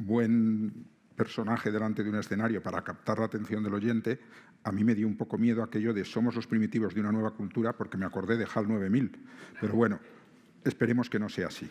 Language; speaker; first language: Spanish; native; Spanish